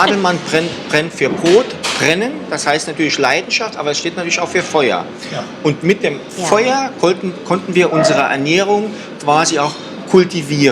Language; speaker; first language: German; native; German